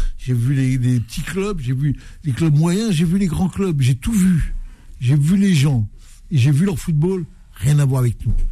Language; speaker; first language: French; native; French